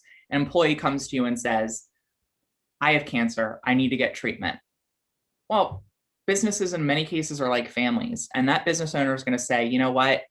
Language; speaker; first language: English; native; English